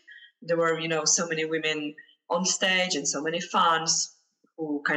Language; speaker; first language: English; non-native, fluent; Polish